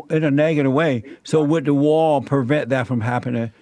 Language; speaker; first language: English; native; English